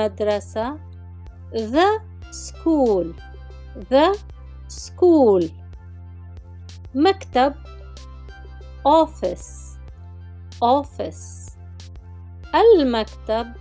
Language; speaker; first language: English; non-native, fluent; Arabic